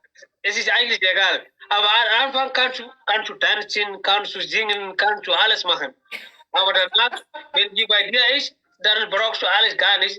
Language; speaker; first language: German; non-native, learner; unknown